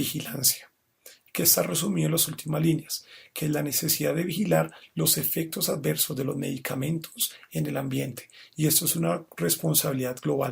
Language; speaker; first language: Spanish; native; Spanish